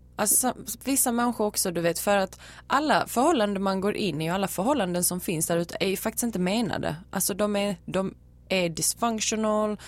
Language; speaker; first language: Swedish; native; Swedish